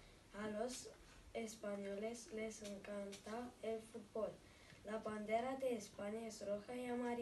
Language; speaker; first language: Spanish; non-native, learner; Romanian